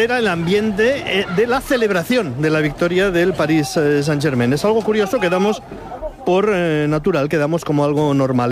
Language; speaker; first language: Spanish; native; Spanish